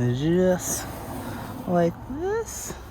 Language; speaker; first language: English; native; English